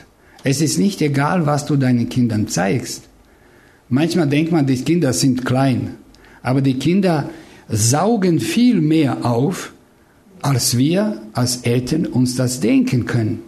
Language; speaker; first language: German; non-native, fluent; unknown